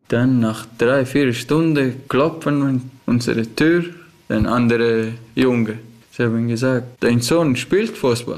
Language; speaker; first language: German; non-native, learner; Persian